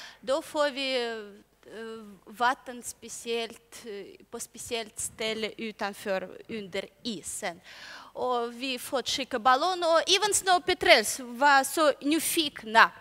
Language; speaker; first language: Swedish; non-native, learner; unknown